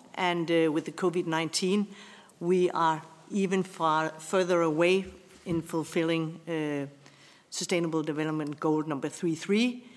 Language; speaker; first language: English; non-native, fluent; Danish